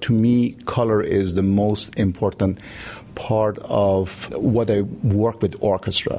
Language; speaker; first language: English; non-native, fluent; Persian